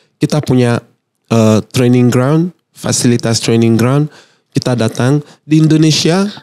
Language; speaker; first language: Indonesian; non-native, fluent; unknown